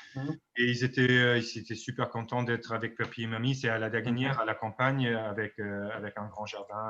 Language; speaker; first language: French; non-native, fluent; German